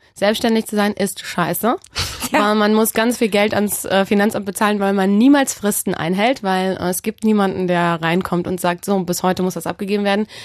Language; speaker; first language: German; native; German